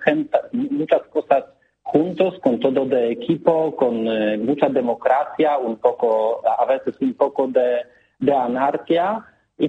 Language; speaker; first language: Spanish; non-native, learner; Polish